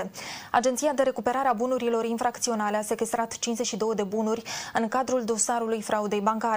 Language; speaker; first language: Romanian; native; Romanian